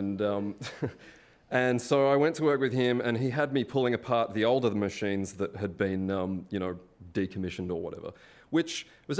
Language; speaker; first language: English; native; English